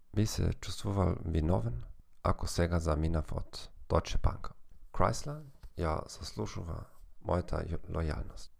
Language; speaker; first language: Macedonian; non-native, learner; German